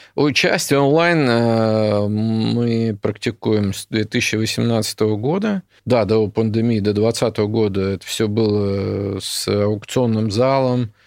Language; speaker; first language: Russian; native; Russian